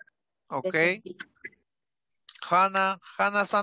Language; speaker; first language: English; non-native, fluent; Spanish